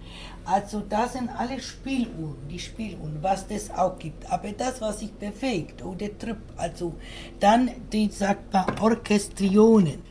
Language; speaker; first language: German; non-native, fluent; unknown